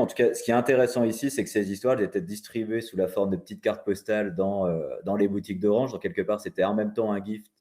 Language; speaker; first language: French; native; French